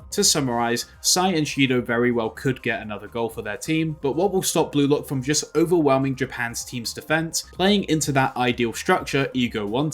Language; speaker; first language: English; native; English